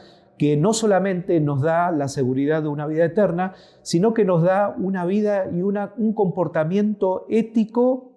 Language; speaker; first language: Spanish; native; Spanish